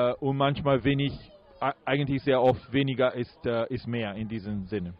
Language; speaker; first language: German; non-native, fluent; Italian